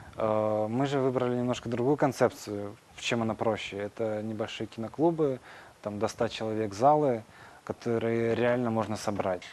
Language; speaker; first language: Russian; native; Russian